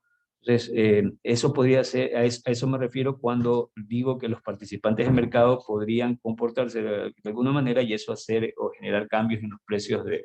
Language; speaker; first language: Spanish; native; Spanish